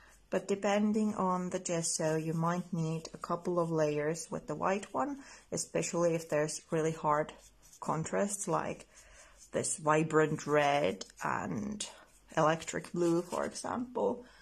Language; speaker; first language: English; non-native, fluent; Finnish